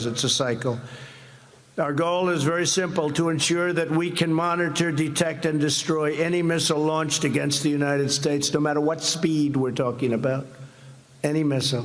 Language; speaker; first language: English; native; English